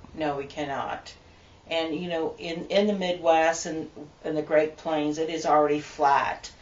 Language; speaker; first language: English; native; English